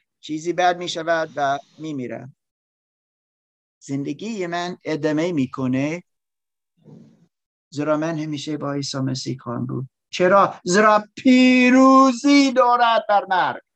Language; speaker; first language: Persian; non-native, learner; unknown